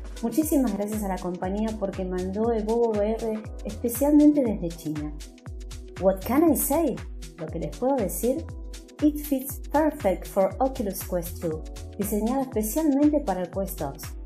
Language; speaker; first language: Spanish; native; Spanish